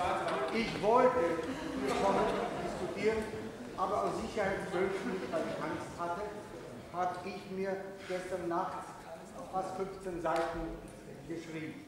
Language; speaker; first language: German; non-native, fluent; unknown